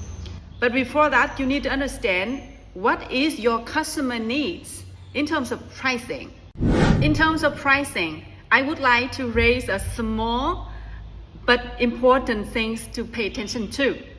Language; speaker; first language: English; non-native, fluent; Vietnamese